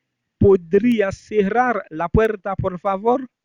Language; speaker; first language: Spanish; non-native, fluent; Haitian Creole